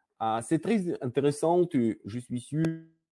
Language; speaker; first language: French; non-native, learner; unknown